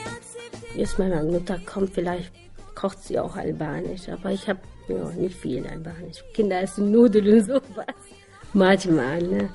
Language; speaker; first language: German; non-native, learner; Albanian